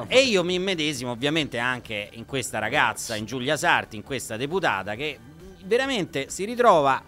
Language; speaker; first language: Italian; native; Italian